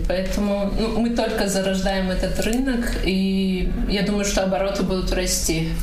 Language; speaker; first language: Russian; non-native, local second language; Tajik